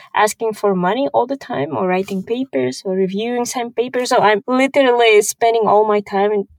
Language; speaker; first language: English; non-native, fluent; Kazakh